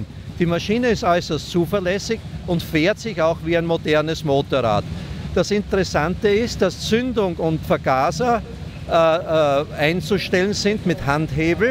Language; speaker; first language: German; native; German